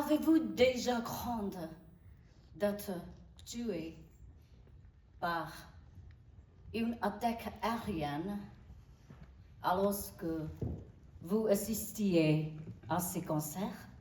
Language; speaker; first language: French; non-native, learner; Burmese